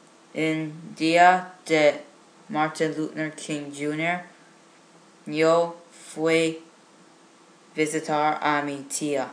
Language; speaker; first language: Spanish; non-native, learner; English